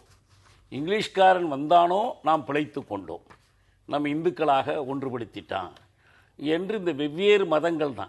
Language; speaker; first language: Tamil; native; Tamil